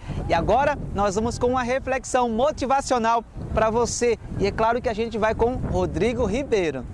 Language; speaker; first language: Portuguese; native; Portuguese